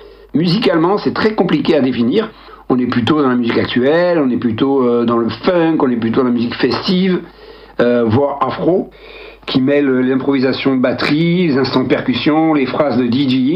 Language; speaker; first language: French; native; French